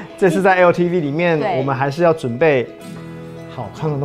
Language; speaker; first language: Chinese; native; Chinese